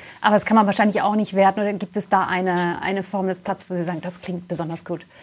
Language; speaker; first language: German; native; German